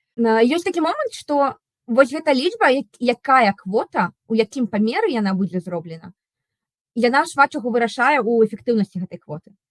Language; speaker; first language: Belarusian; non-native, local second language; Russian